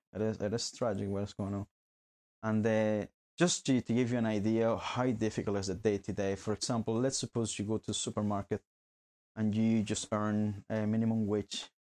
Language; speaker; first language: English; non-native, fluent; Spanish